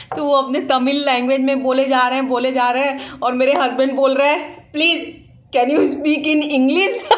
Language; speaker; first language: Hindi; native; Hindi